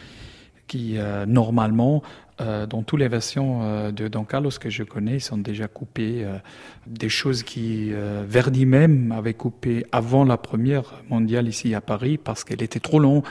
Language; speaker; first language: French; non-native, learner; German